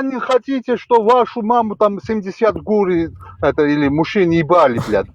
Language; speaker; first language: Russian; non-native, fluent; Georgian